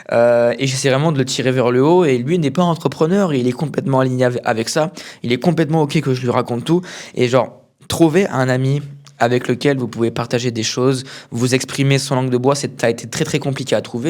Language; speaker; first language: French; native; French